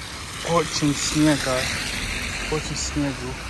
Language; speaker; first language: Russian; non-native, learner; English